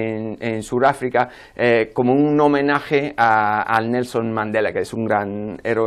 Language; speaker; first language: Spanish; non-native, fluent; English